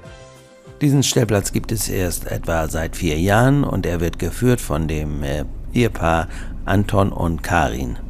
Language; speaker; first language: German; native; German